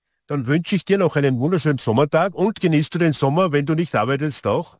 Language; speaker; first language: German; native; German